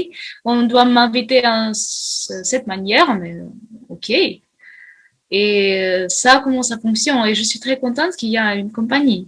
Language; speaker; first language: French; non-native, fluent; Russian